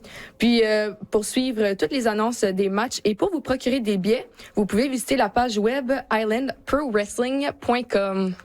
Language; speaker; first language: French; native; French